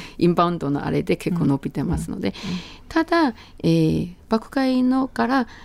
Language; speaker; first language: Japanese; non-native, fluent; Chinese